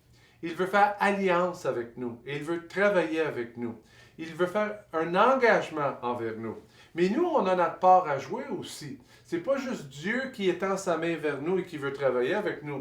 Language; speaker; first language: French; native; French